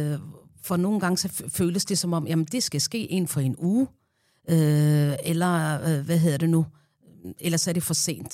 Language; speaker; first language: Danish; non-native, fluent; Arabic